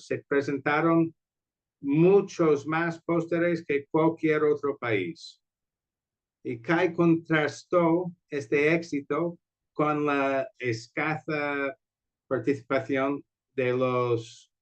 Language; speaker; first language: Spanish; non-native, fluent; English